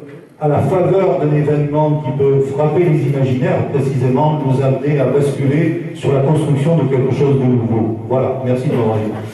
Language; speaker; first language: French; native; French